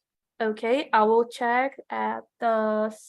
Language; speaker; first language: English; non-native, fluent; Portuguese